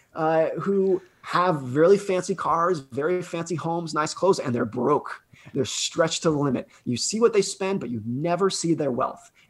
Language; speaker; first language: English; native; English